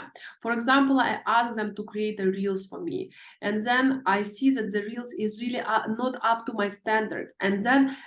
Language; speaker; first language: English; non-native, fluent; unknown